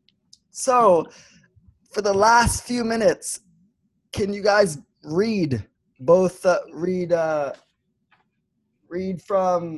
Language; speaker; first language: English; non-native, fluent; Swedish